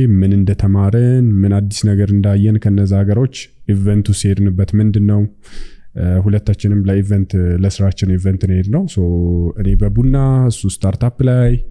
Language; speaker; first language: Amharic; native; Amharic